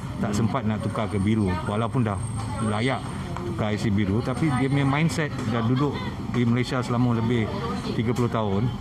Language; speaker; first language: Malay; non-native, local second language; Tamil